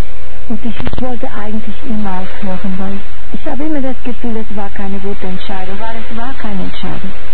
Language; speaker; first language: German; non-native, fluent; Portuguese